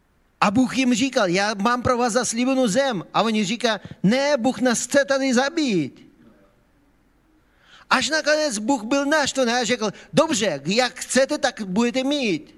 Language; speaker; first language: Czech; non-native, fluent; Ukrainian